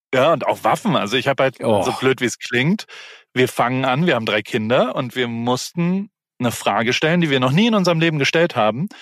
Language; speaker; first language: German; native; German